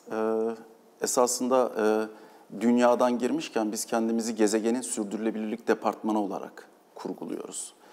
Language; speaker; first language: Turkish; native; Turkish